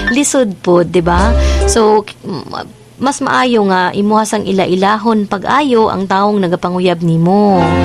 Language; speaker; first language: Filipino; non-native, local second language; Cebuano